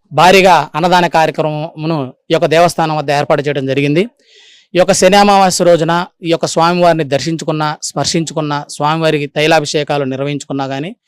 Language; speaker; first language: Telugu; native; Telugu